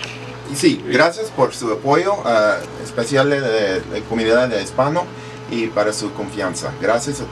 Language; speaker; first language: Spanish; early bilingual, heritage; English